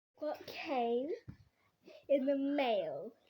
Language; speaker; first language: English; native; English